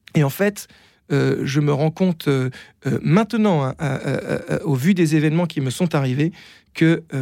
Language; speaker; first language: French; native; French